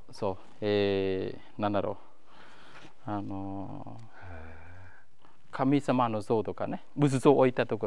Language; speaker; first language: Japanese; non-native, fluent; Khmer